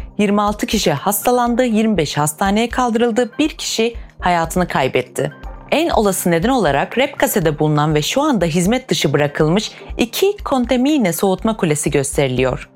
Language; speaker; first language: Turkish; early bilingual, heritage; Turkish